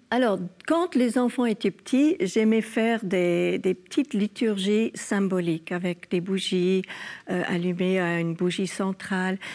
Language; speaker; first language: French; non-native, fluent; English